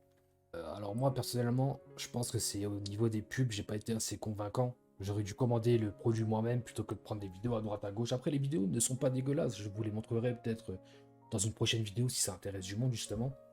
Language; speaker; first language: French; native; French